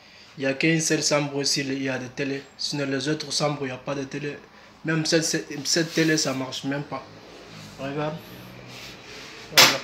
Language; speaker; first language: French; non-native, learner; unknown